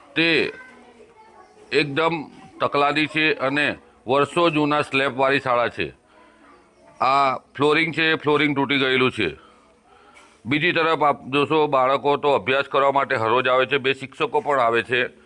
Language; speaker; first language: Gujarati; native; Gujarati